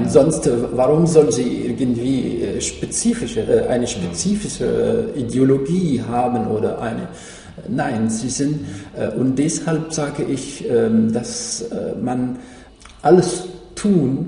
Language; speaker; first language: German; non-native, fluent; Arabic